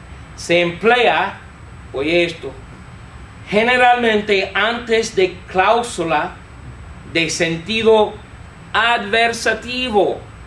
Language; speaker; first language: Spanish; non-native, fluent; English